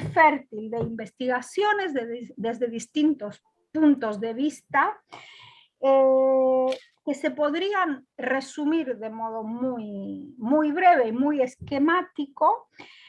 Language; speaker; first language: Spanish; non-native, fluent; Greek